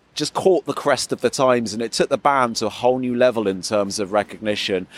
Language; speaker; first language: English; native; English